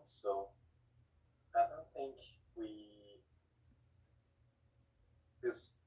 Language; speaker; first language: English; non-native, learner; Korean